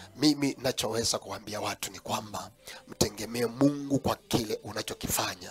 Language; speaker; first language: Swahili; non-native, local second language; Kamba